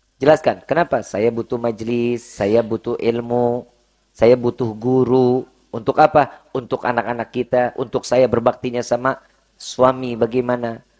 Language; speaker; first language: Indonesian; native; Indonesian